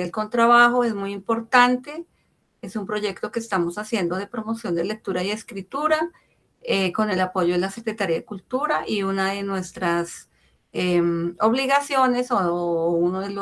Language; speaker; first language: Spanish; native; Spanish